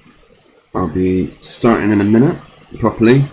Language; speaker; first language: English; native; English